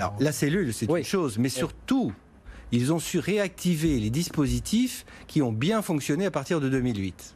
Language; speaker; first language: French; native; French